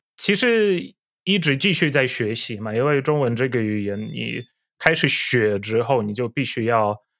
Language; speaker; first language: Chinese; non-native, fluent; Polish